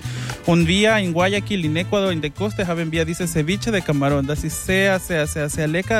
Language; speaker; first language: German; non-native, learner; Spanish